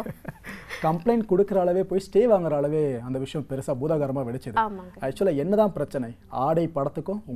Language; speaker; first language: Tamil; native; Tamil